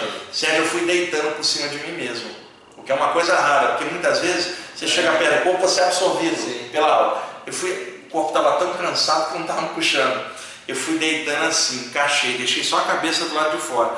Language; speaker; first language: Portuguese; native; Portuguese